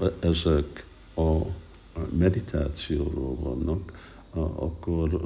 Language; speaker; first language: Hungarian; early bilingual, heritage; Hungarian